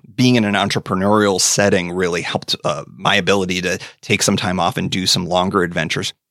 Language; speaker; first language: English; native; English